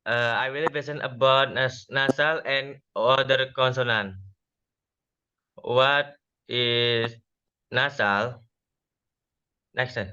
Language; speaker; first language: English; non-native, learner; Indonesian